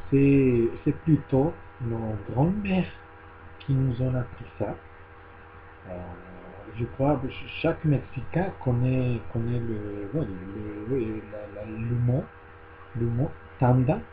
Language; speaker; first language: French; non-native, learner; Spanish